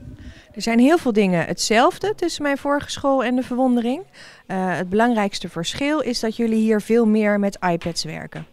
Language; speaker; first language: Dutch; native; Dutch